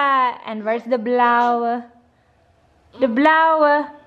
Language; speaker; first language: Dutch; non-native, learner; Filipino